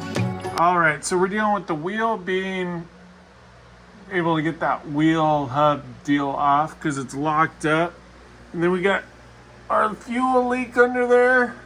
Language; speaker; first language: English; native; English